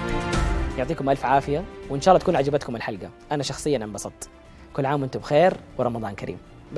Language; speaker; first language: Arabic; native; Arabic